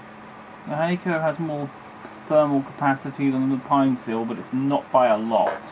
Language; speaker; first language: English; native; English